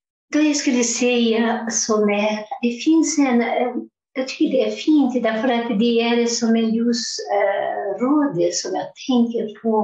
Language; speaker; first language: Swedish; non-native, fluent; Portuguese